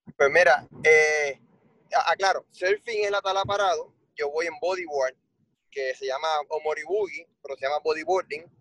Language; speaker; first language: Spanish; native; Spanish